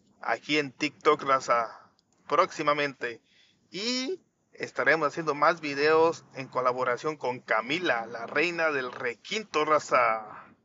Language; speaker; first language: Spanish; native; Spanish